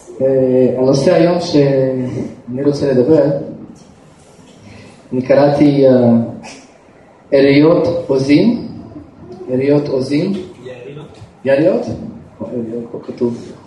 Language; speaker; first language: Hebrew; non-native, fluent; Russian